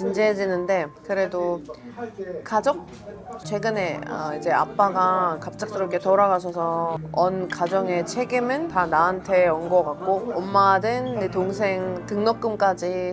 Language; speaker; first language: Korean; non-native, fluent; Georgian